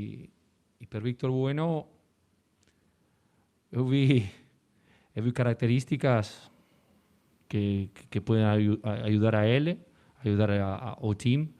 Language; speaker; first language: Portuguese; non-native, learner; Spanish